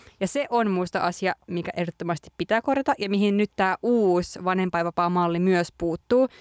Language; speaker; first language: Finnish; native; Finnish